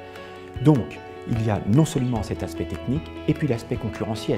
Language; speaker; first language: French; native; French